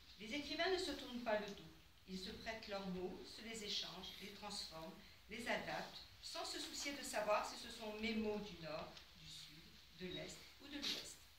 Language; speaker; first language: French; native; French